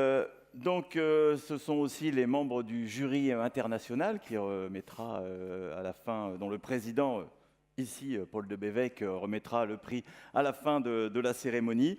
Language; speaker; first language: French; native; French